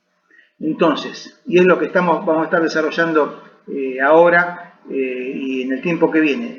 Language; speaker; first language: Spanish; native; Spanish